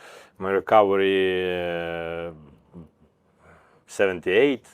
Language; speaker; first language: English; non-native, learner; Ukrainian